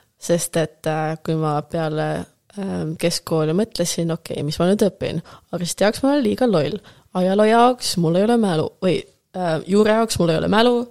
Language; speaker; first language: Estonian; non-native, local second language; Russian